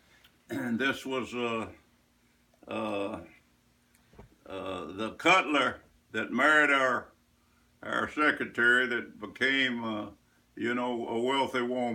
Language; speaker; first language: English; native; English